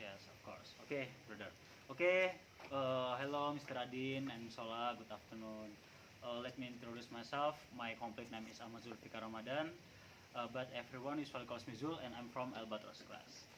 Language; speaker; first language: English; non-native, learner; Indonesian